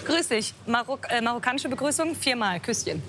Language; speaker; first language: German; native; German